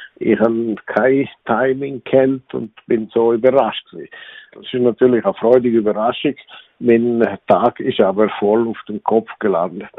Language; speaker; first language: German; non-native, local second language; Italian